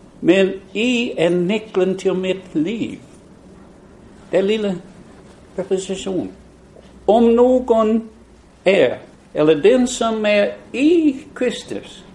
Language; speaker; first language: Swedish; non-native, fluent; English